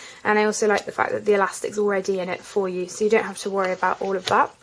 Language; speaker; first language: English; native; English